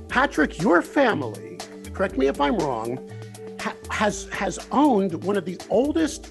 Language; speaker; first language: English; native; English